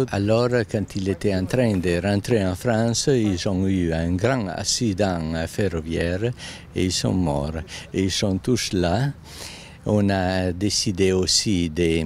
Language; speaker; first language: French; non-native, local second language; Italian